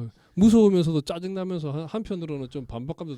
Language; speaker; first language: Korean; native; Korean